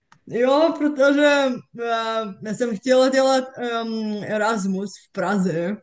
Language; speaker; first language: Czech; non-native, fluent; Bulgarian